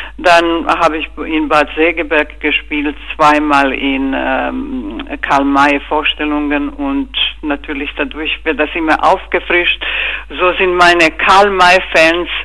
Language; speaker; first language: German; non-native, fluent; Croatian